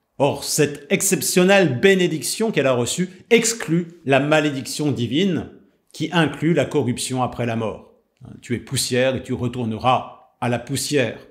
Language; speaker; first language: French; native; French